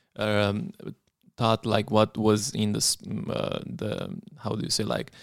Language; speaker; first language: English; non-native, fluent; Romanian